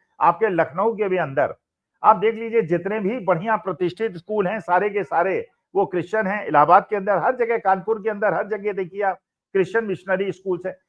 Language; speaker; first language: Hindi; native; Hindi